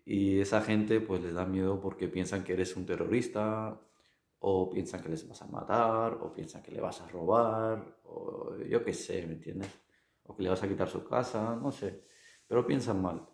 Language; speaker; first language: Spanish; non-native, fluent; Arabic